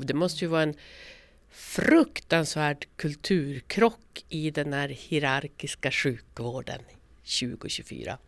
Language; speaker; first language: Swedish; native; Swedish